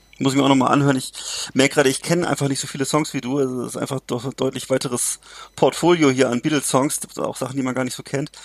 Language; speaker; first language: German; native; German